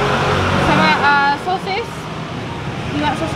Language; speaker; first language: Indonesian; non-native, learner; English